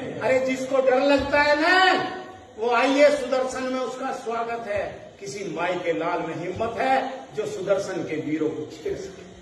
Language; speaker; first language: Hindi; native; Hindi